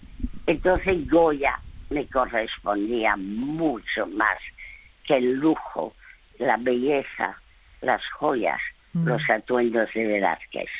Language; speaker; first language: Spanish; early bilingual, other home language; French